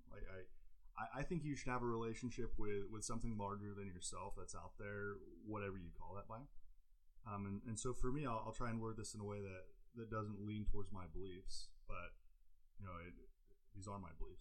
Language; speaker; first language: English; native; English